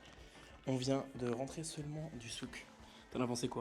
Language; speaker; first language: French; native; French